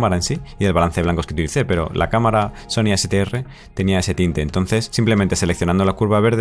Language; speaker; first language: Spanish; native; Spanish